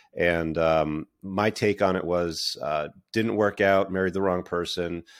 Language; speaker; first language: English; native; English